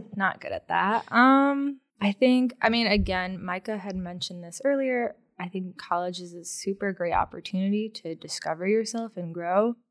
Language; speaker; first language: English; native; English